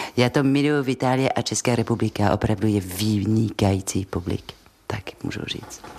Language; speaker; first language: Czech; non-native, fluent; French